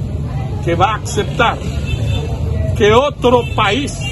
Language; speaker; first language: Spanish; non-native, learner; Haitian Creole